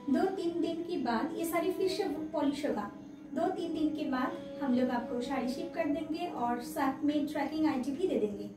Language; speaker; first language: Hindi; non-native, local second language; Bangla